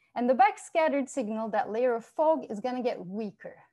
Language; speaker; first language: English; non-native, fluent; Turkish